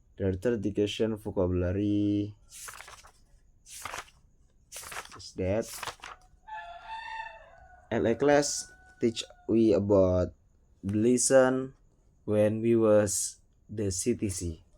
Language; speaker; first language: English; non-native, learner; Indonesian